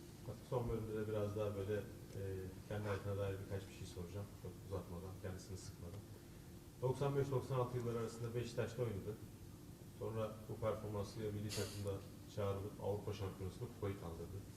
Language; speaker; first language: Turkish; native; Turkish